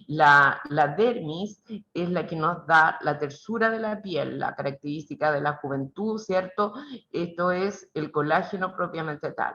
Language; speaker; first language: Spanish; native; Spanish